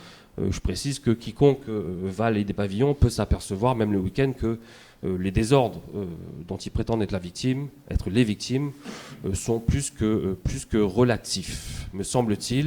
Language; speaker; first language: French; native; French